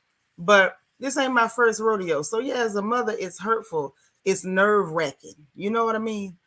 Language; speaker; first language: English; native; English